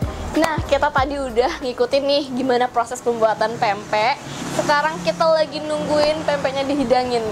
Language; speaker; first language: Indonesian; native; Indonesian